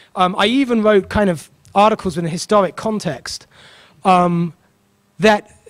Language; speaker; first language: English; native; English